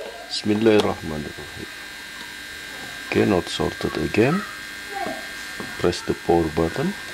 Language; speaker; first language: English; non-native, learner; Javanese